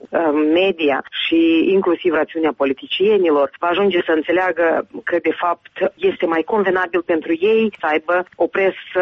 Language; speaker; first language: Romanian; native; Romanian